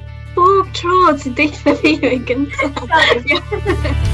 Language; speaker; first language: Welsh; non-native, local second language; English